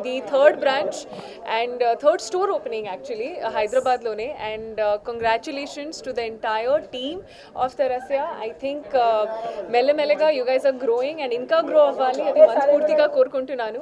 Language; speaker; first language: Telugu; non-native, local second language; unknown